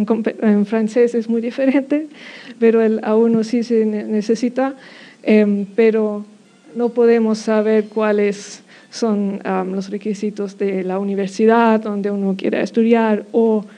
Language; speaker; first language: Spanish; non-native, fluent; German